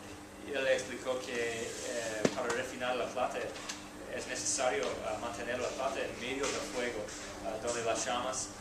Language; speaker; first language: Spanish; non-native, fluent; English